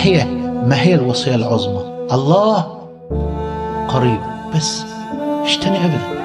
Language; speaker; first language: Arabic; native; Arabic